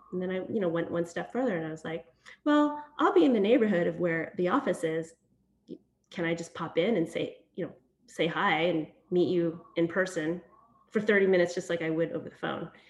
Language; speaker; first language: English; early bilingual, other home language; Vietnamese